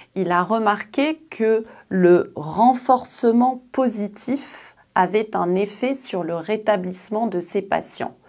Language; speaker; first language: French; native; French